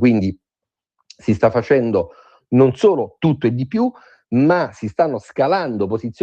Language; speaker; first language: Italian; native; Italian